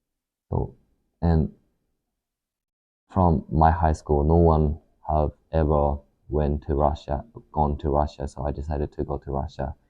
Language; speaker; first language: English; non-native, learner; Japanese